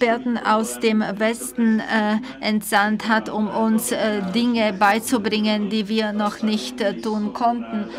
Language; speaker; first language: German; non-native, fluent; Czech